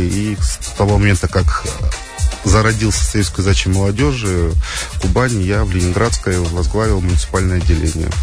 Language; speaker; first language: Russian; native; Russian